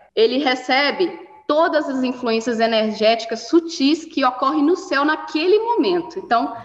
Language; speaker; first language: Portuguese; native; Portuguese